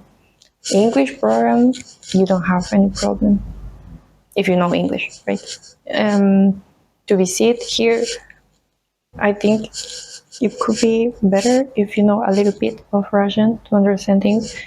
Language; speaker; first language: English; non-native, fluent; Spanish